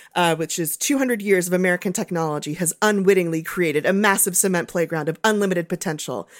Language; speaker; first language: English; native; English